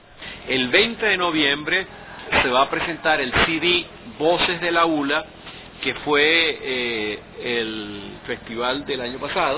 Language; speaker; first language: Spanish; native; Spanish